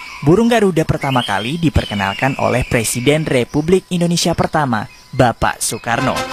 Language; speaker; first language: Indonesian; native; Indonesian